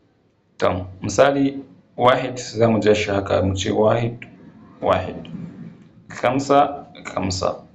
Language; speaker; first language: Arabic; non-native, fluent; Hausa